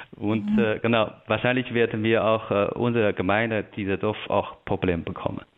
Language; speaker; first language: German; non-native, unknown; Chinese